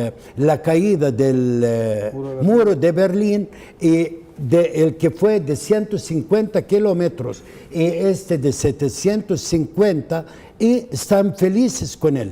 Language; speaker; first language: Spanish; non-native, fluent; Arabic